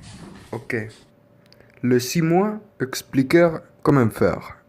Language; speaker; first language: French; non-native, learner; Spanish